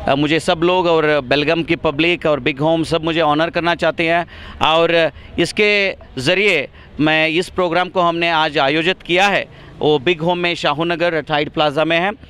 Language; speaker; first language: Hindi; non-native, local second language; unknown